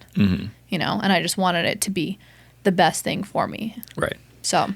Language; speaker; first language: English; native; English